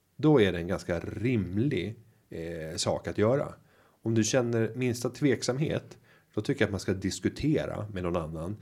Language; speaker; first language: Swedish; native; Swedish